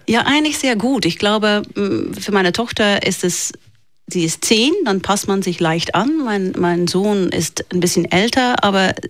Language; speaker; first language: German; non-native, local second language; Dutch